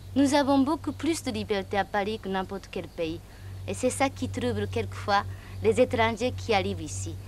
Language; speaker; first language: French; non-native, fluent; Japanese